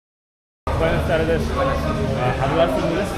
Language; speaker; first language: Spanish; non-native, learner; Korean